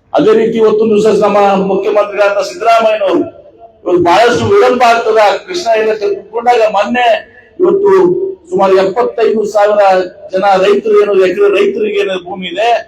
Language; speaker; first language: Kannada; native; Kannada